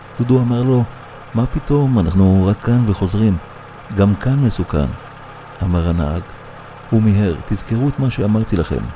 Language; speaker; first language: Hebrew; native; Hebrew